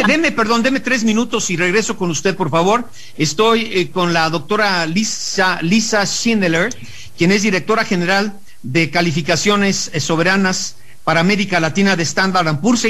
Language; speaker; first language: Spanish; native; Spanish